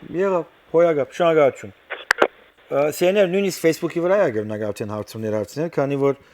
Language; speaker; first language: Armenian; early bilingual, heritage; Armenian